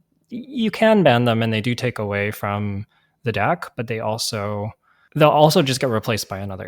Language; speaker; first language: English; native; English